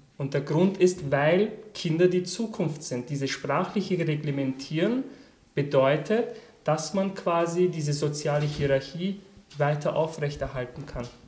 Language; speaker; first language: German; early bilingual, other home language; Turkish